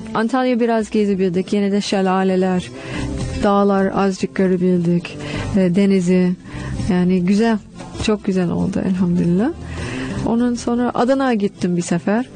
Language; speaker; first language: Turkish; non-native, fluent; English